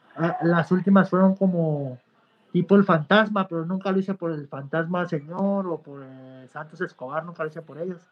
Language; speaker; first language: Spanish; native; Spanish